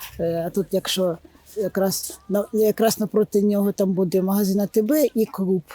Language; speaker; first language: Ukrainian; non-native, local second language; Russian